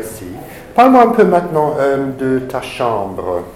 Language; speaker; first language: French; non-native, fluent; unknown